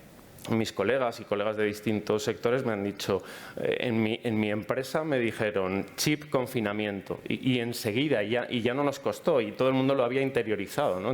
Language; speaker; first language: Spanish; native; Spanish